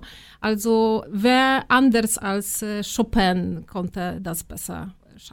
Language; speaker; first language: German; non-native, fluent; Polish